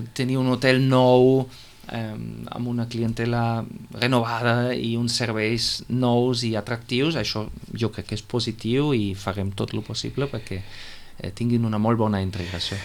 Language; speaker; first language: Catalan; non-native, fluent; German